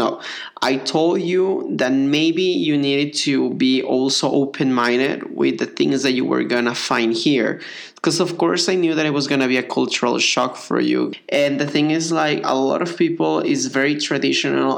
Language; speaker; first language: English; non-native, fluent; Spanish